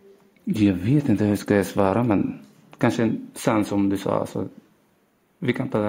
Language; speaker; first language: Swedish; non-native, learner; Arabic